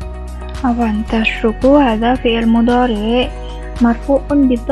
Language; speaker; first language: Arabic; non-native, learner; Indonesian